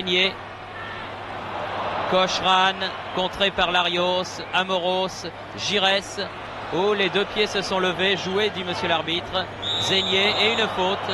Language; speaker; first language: French; native; French